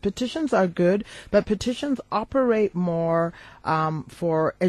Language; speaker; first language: English; native; English